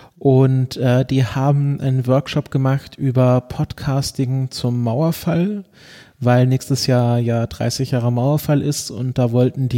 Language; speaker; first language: German; native; German